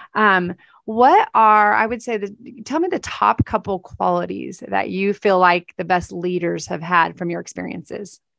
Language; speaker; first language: English; native; English